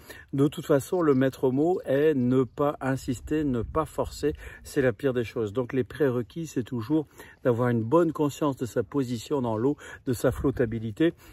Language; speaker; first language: French; native; French